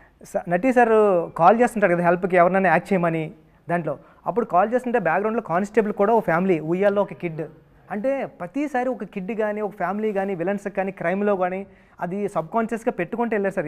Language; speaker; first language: Telugu; native; Telugu